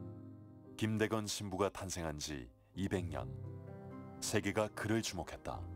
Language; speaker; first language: Korean; native; Korean